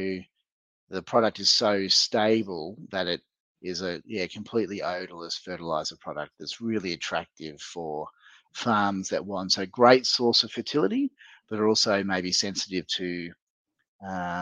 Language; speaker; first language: English; native; English